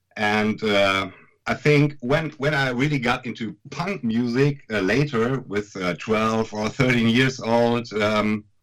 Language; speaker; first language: English; non-native, fluent; German